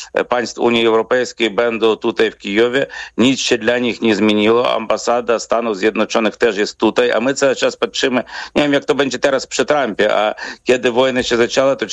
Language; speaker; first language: Polish; non-native, fluent; Ukrainian